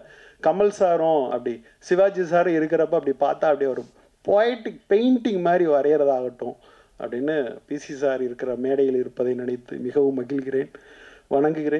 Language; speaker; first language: Tamil; native; Tamil